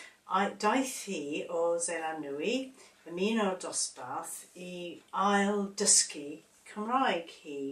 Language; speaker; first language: Welsh; non-native, learner; English